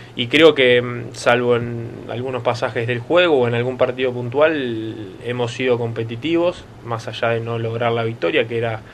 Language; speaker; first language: Spanish; native; Spanish